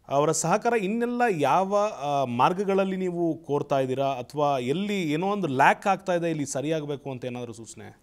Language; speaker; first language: Kannada; native; Kannada